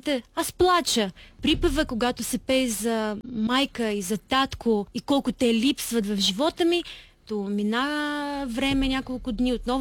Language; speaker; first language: Bulgarian; non-native, fluent; Ukrainian